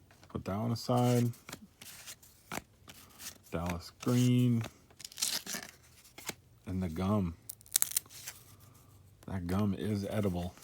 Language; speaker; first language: English; native; English